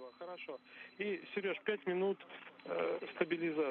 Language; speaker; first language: Russian; native; Russian